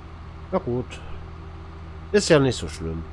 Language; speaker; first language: German; native; German